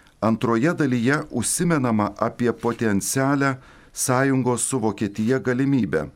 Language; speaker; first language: Lithuanian; native; Lithuanian